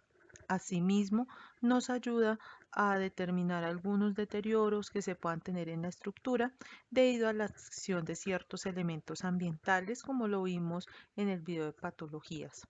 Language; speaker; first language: Spanish; native; Spanish